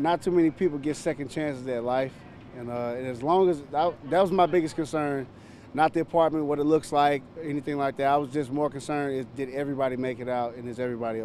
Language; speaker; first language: English; native; English